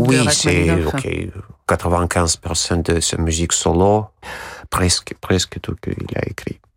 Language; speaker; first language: French; non-native, learner; Russian